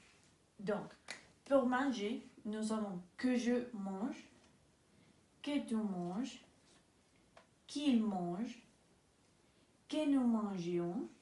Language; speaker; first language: French; non-native, learner; Spanish